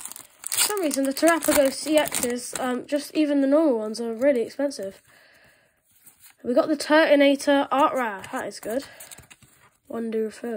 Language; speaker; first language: English; native; English